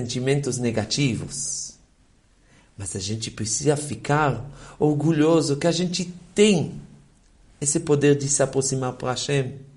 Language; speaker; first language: Portuguese; non-native, fluent; Hebrew